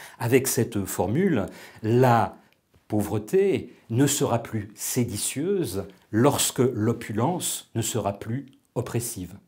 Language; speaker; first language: French; native; French